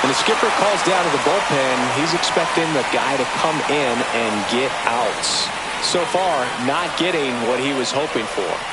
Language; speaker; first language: English; native; English